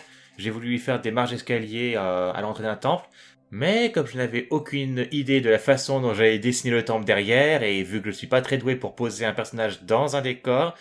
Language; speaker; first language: French; native; French